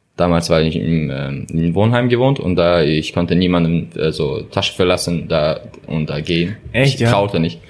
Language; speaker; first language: German; non-native, learner; Azerbaijani